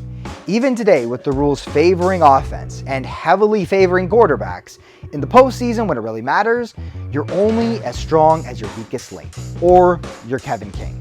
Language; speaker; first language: English; native; English